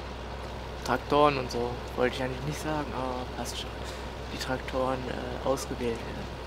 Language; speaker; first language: German; native; German